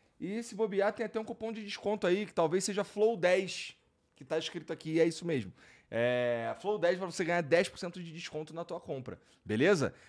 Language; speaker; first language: Portuguese; native; Portuguese